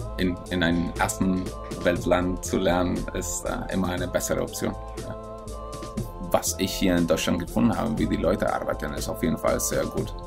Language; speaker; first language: German; non-native, fluent; Spanish